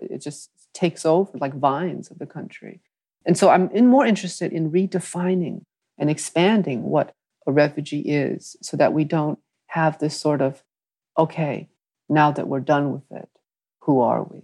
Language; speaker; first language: English; early bilingual, other home language; Vietnamese